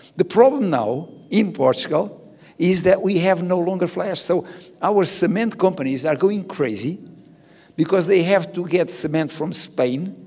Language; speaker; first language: English; non-native, fluent; Portuguese